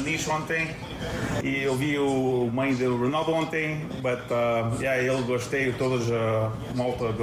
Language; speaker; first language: Portuguese; early bilingual, heritage; Portuguese